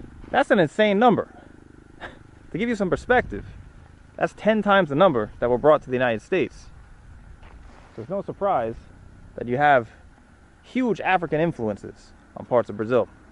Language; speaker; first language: English; native; English